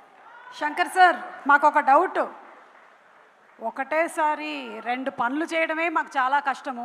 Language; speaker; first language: Telugu; native; Telugu